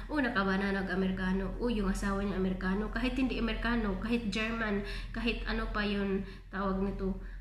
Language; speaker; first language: Filipino; non-native, local second language; Cebuano